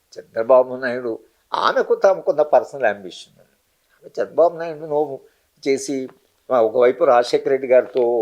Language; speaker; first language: Telugu; native; Telugu